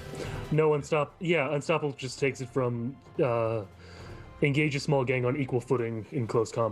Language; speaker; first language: English; native; English